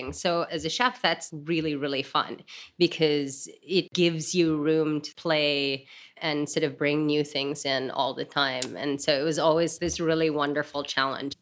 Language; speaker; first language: English; non-native, local second language; Filipino